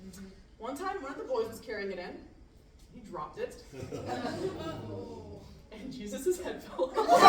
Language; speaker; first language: English; native; English